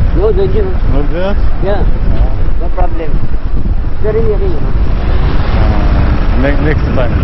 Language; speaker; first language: English; non-native, learner; Japanese